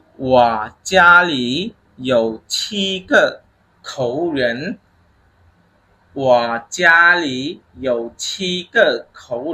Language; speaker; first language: Chinese; non-native, fluent; Khmer